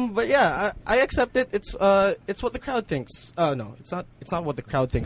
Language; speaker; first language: English; non-native, local second language; Hiligaynon